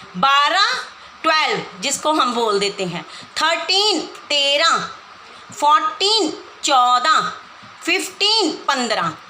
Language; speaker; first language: Hindi; non-native, local second language; Punjabi